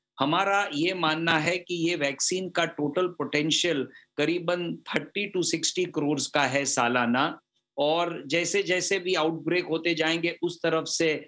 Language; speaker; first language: Hindi; non-native, local second language; Gujarati